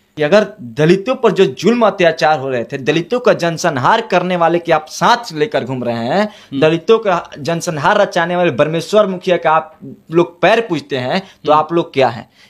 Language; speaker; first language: Hindi; native; Hindi